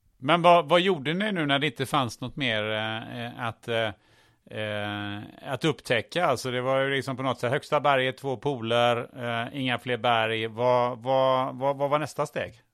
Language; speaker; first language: Swedish; early bilingual, other home language; German